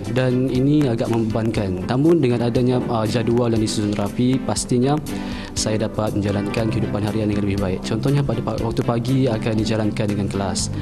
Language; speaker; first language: Malay; non-native, local second language; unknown